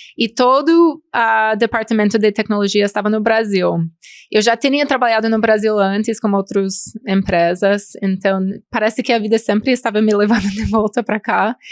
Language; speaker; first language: Portuguese; non-native, fluent; English